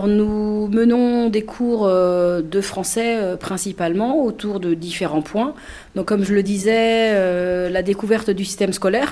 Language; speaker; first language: French; native; French